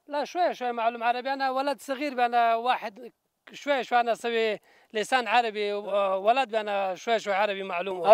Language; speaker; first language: Arabic; non-native, learner; Pashto